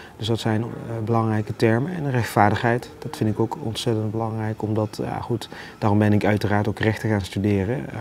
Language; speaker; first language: Dutch; early bilingual, other home language; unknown